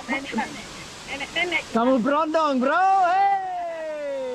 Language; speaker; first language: Indonesian; non-native, local second language; English